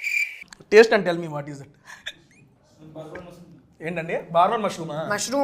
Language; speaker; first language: Telugu; native; Telugu